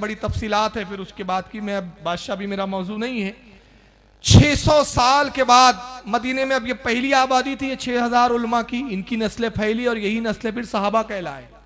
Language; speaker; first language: Urdu; native; Urdu